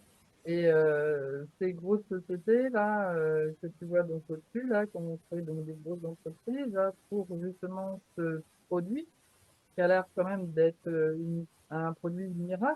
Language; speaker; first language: French; native; French